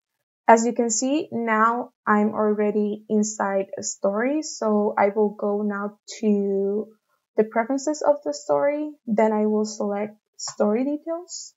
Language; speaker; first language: English; non-native, fluent; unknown